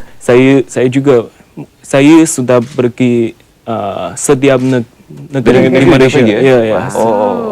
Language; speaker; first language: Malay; non-native, learner; Chinese